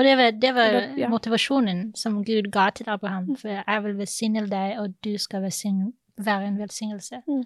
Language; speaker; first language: Norwegian; non-native, fluent; English